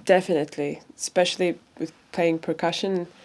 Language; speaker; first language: English; non-native, fluent; Latvian